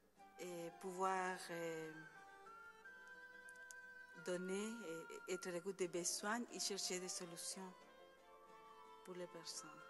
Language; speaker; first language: French; non-native, fluent; Spanish